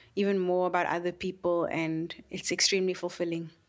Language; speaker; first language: English; native; English